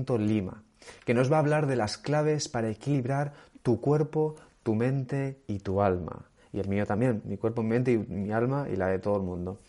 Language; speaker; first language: Spanish; native; Spanish